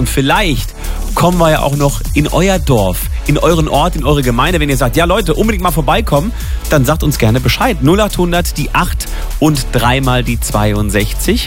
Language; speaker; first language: German; native; German